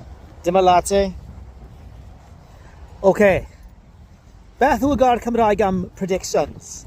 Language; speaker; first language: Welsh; non-native, learner; English